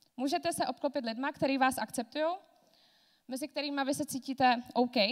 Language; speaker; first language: Czech; non-native, fluent; Georgian